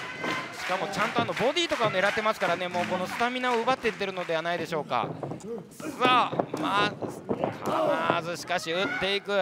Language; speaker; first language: Japanese; native; Japanese